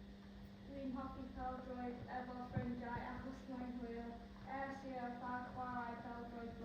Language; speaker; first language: Welsh; non-native, learner; English